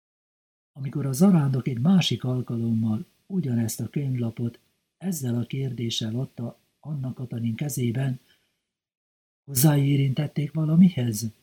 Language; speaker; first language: Hungarian; native; Hungarian